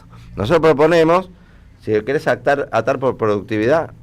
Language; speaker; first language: Spanish; native; Spanish